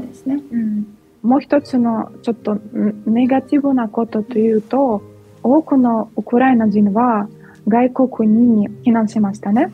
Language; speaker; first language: Japanese; non-native, fluent; Ukrainian